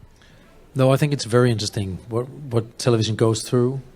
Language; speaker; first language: English; non-native, fluent; Danish